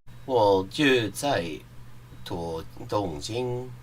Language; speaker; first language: Chinese; non-native, learner; English